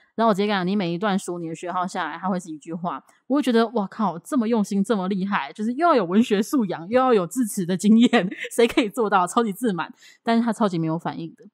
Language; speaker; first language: Chinese; native; Chinese